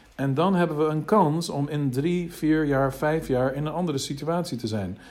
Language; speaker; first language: Dutch; non-native, fluent; English